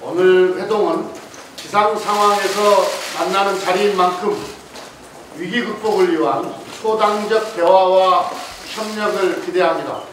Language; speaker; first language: Korean; native; Korean